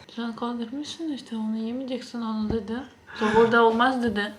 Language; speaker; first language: Turkish; non-native, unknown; Russian